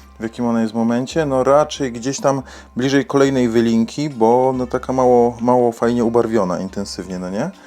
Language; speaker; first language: Polish; native; Polish